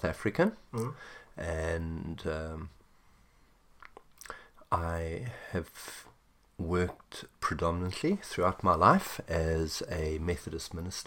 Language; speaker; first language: English; native; English